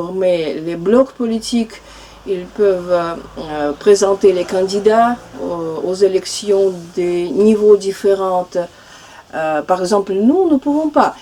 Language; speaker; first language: French; non-native, fluent; Russian